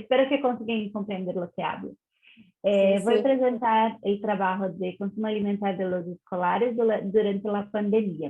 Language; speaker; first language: Spanish; non-native, learner; Portuguese